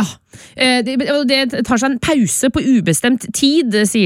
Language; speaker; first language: Norwegian; native; Norwegian